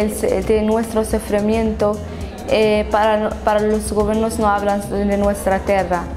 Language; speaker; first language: Spanish; non-native, fluent; Arabic